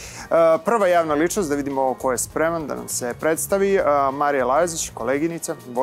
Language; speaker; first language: Serbian; native; Serbian